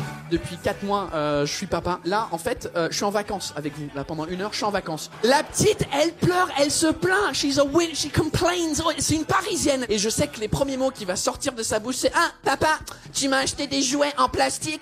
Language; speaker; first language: French; non-native, fluent; English